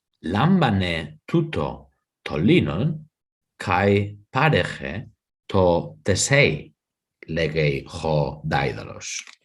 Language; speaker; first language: Greek; non-native, fluent; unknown